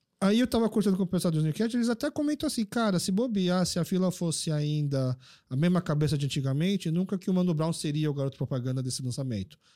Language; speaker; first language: Portuguese; early bilingual, other home language; Korean